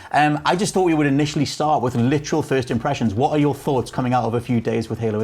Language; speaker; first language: English; native; English